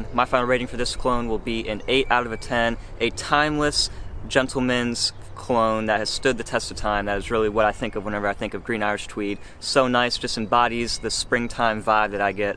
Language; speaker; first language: English; native; English